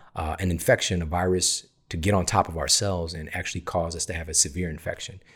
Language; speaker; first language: English; native; English